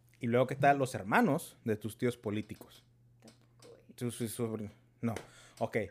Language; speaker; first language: Spanish; early bilingual, heritage; Spanish